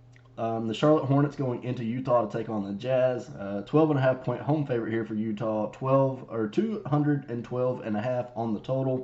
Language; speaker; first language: English; native; English